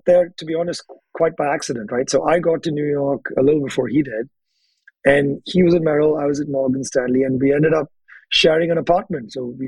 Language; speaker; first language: English; non-native, local second language; Telugu